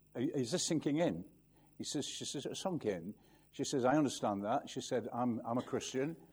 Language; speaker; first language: English; native; English